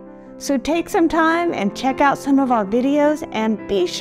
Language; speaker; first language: English; native; English